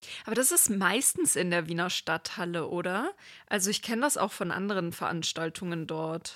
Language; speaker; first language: German; native; German